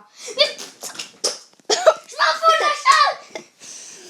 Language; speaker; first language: French; native; French